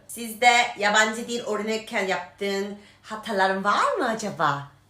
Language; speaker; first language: Turkish; non-native, learner; Korean